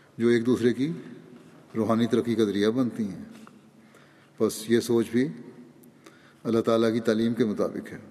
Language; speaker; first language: Urdu; native; Urdu